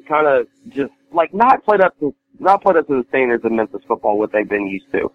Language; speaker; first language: English; native; English